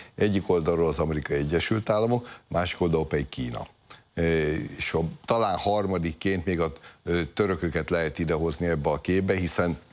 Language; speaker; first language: Hungarian; native; Hungarian